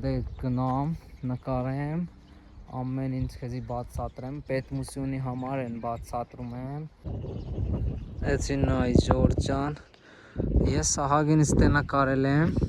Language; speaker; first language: Armenian; non-native, learner; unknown